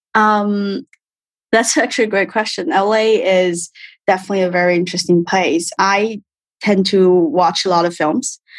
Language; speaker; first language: English; non-native, fluent; Chinese